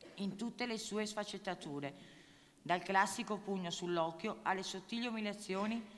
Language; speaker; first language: Italian; native; Italian